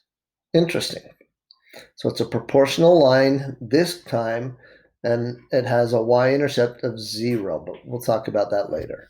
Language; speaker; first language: English; native; English